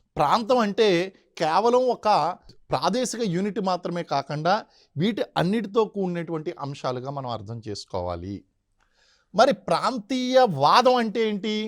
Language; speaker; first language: Telugu; native; Telugu